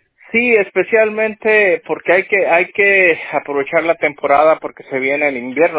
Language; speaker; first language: Spanish; native; Spanish